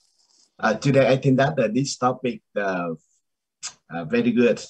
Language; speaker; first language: English; non-native, learner; Vietnamese